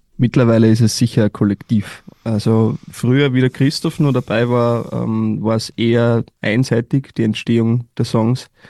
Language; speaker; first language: German; native; German